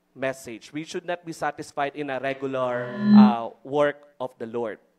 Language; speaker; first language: English; non-native, local second language; Filipino